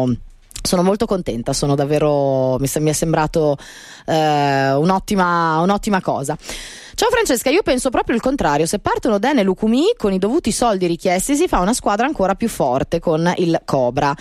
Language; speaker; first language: Italian; native; Italian